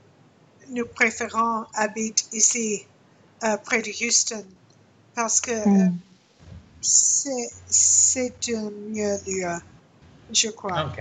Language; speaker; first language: French; non-native, learner; English